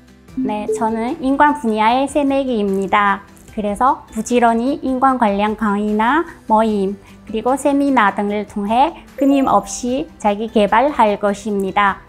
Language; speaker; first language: Korean; non-native, fluent; Chinese